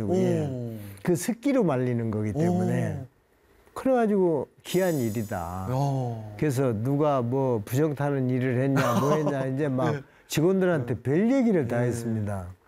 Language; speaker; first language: Korean; native; Korean